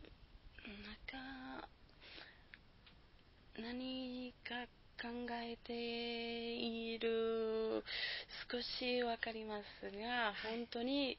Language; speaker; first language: Japanese; non-native, learner; Spanish